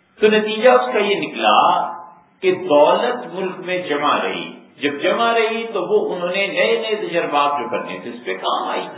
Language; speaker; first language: Urdu; native; Urdu